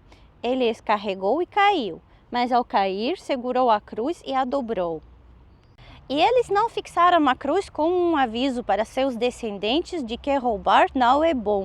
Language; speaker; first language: Portuguese; non-native, fluent; Russian